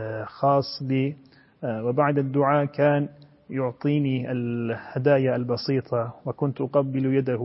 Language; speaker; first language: Arabic; non-native, fluent; Turkish